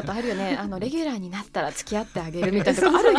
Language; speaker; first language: Japanese; native; Japanese